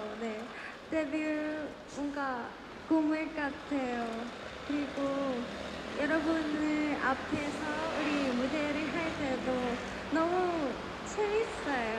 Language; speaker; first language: Korean; non-native, fluent; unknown